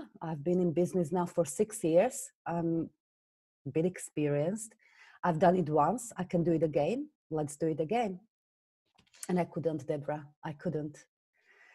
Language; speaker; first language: English; non-native, fluent; Slovak